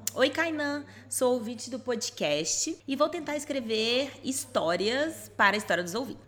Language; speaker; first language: Portuguese; native; Portuguese